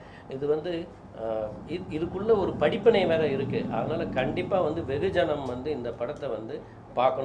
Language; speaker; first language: Tamil; native; Tamil